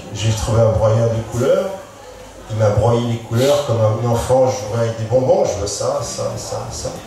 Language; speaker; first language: French; native; French